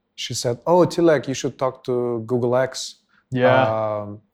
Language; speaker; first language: English; non-native, fluent; Russian